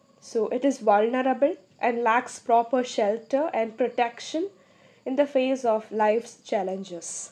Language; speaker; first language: English; non-native, local second language; Malayalam